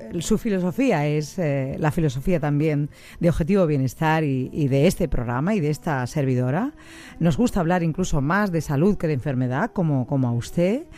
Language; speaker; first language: Spanish; native; Spanish